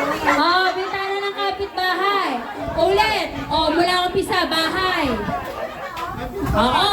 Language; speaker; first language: Filipino; native; Filipino